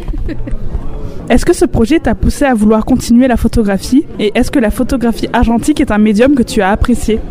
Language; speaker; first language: French; native; French